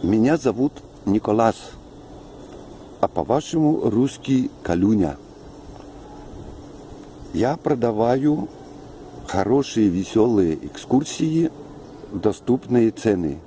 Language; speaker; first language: Russian; non-native, learner; Spanish